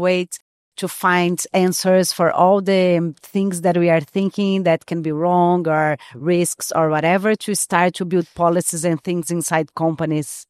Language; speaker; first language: English; non-native, fluent; Portuguese